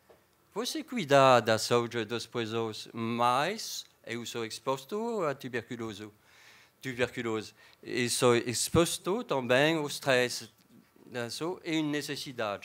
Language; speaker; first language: Portuguese; non-native, fluent; French